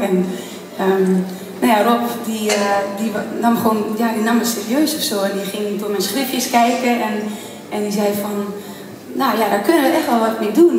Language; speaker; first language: Dutch; native; Dutch